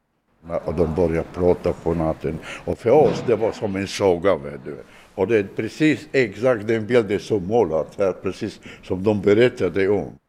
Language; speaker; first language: Swedish; non-native, fluent; Romany